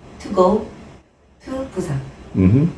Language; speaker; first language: English; non-native, learner; Korean